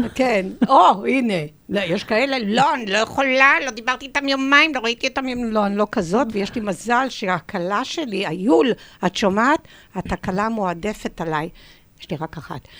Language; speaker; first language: Hebrew; early bilingual, other home language; English